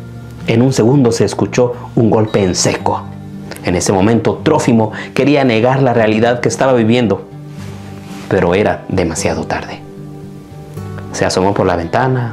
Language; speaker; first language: Spanish; native; Spanish